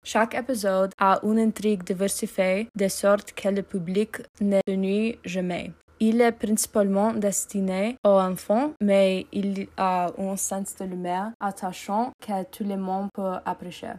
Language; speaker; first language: French; non-native, learner; English